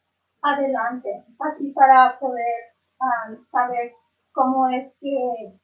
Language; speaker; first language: Spanish; early bilingual, other home language; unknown